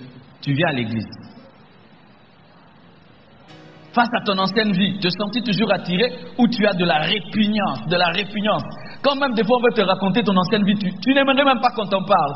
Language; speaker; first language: French; non-native, local second language; Lingala